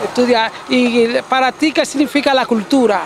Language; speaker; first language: Spanish; native; Spanish